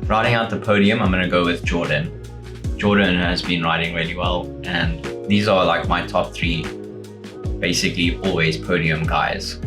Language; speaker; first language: English; native; English